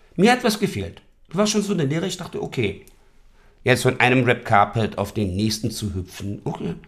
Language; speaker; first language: German; native; German